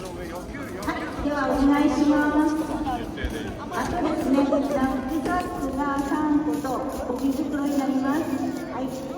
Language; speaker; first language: Japanese; native; Japanese